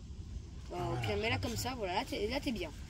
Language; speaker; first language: French; native; French